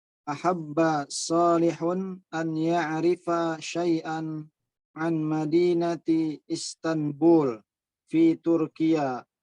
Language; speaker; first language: Arabic; non-native, learner; Indonesian